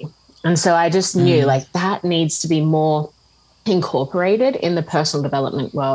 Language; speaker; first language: English; native; English